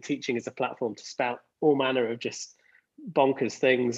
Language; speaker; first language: English; native; English